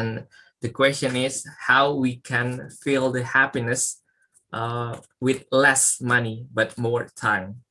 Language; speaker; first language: English; non-native, learner; Indonesian